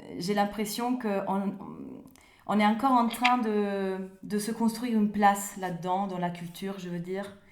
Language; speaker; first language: French; non-native, fluent; Italian